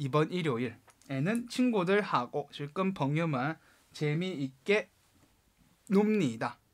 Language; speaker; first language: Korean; non-native, fluent; Chinese